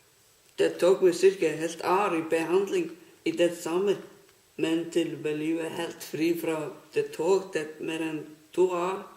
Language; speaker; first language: Danish; non-native, learner; Icelandic